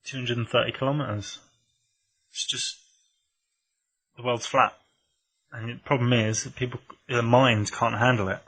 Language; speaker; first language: English; native; English